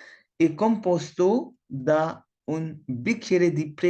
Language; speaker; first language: Italian; non-native, learner; Hindi